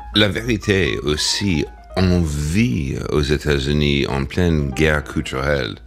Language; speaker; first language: French; non-native, fluent; English